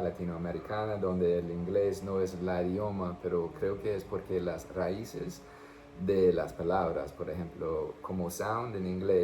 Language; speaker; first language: Spanish; non-native, fluent; English